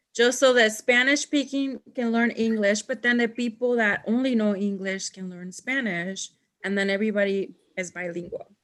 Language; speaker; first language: English; non-native, fluent; Spanish